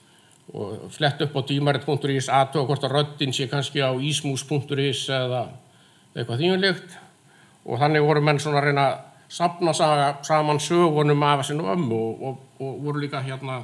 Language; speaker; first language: Icelandic; native; Icelandic